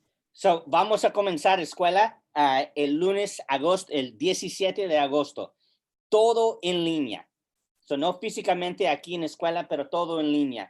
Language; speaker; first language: Spanish; early bilingual, heritage; English